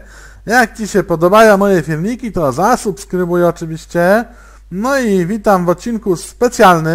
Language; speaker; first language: Polish; native; Polish